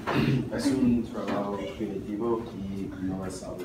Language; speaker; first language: Spanish; non-native, learner; English